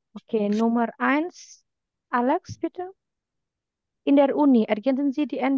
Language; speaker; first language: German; non-native, fluent; Indonesian